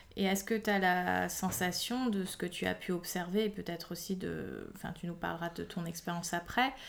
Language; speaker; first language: French; native; French